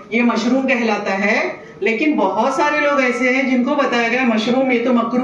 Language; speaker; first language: Hindi; native; Hindi